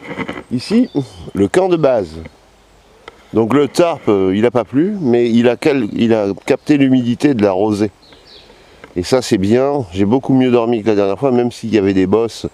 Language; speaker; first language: French; native; French